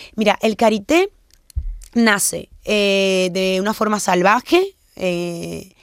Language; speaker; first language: Spanish; native; Spanish